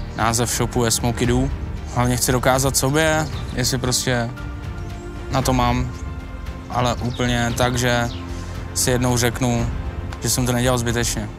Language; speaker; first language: Czech; native; Czech